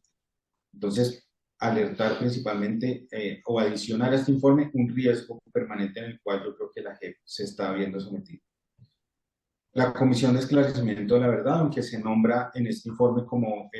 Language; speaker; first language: Spanish; native; Spanish